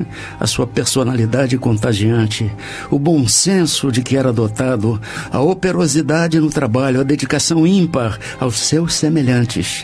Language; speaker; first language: Portuguese; native; Portuguese